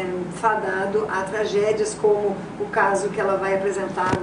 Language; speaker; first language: Portuguese; native; Portuguese